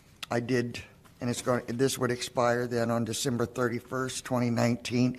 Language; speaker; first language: English; native; English